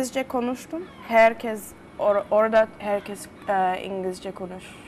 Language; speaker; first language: Turkish; non-native, learner; French